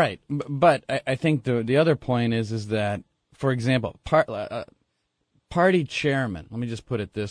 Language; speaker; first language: English; native; English